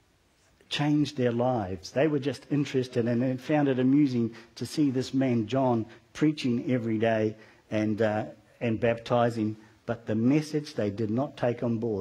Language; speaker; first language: English; native; English